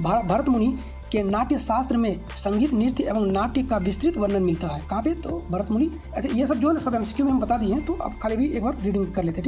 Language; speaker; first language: Hindi; native; Hindi